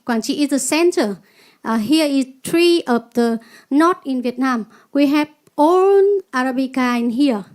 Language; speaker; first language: English; non-native, learner; Vietnamese